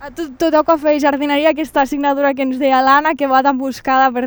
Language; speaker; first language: Catalan; native; Catalan